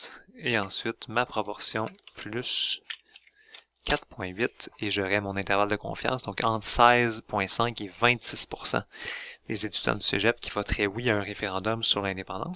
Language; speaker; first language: French; native; French